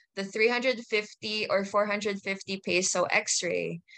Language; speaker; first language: English; native; English